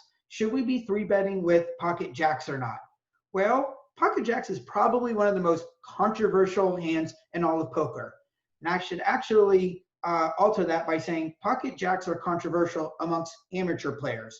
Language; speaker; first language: English; native; English